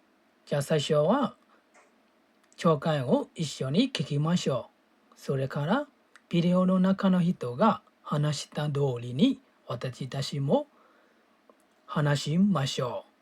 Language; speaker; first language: Japanese; non-native, fluent; Burmese